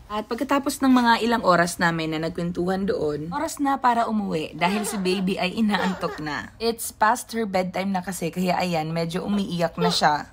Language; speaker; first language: Filipino; non-native, local second language; Cebuano